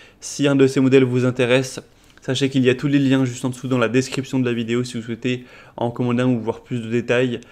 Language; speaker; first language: French; native; French